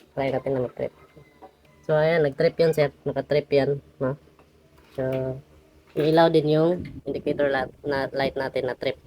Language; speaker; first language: Filipino; non-native, local second language; Cebuano